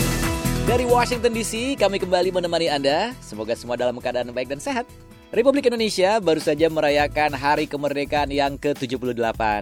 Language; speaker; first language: Indonesian; native; Indonesian